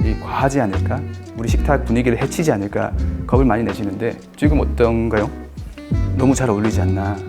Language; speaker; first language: Korean; native; Korean